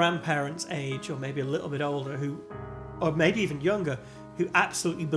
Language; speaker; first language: English; native; English